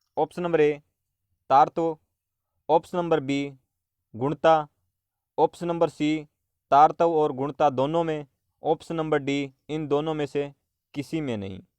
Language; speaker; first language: Hindi; native; Hindi